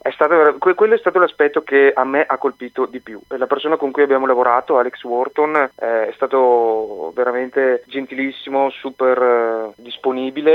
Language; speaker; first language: Italian; native; Italian